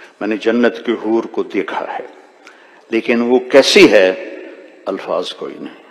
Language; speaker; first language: Urdu; non-native, local second language; Punjabi